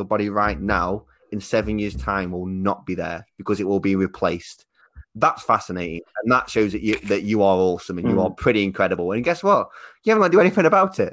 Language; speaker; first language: English; native; English